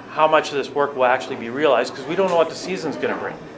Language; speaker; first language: English; native; English